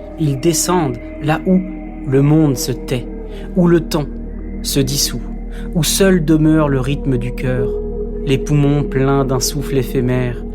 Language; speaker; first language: French; native; French